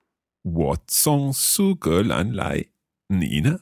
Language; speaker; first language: Chinese; non-native, learner; English